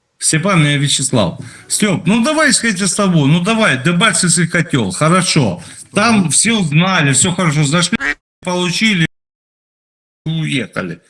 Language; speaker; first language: Russian; native; Russian